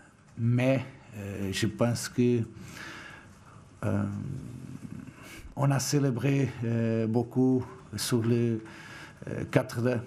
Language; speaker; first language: French; non-native, fluent; Portuguese